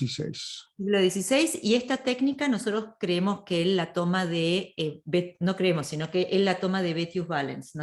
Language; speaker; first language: Spanish; native; Spanish